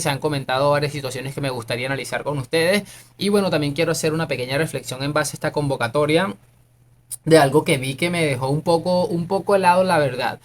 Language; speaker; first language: Spanish; native; Spanish